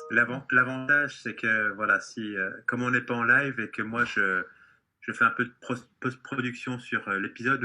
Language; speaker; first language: French; native; French